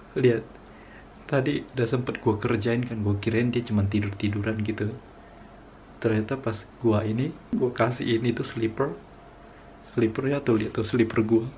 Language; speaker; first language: Indonesian; native; Indonesian